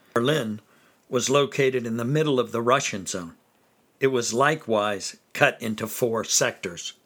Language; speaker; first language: English; native; English